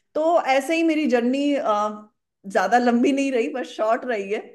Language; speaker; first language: Hindi; native; Hindi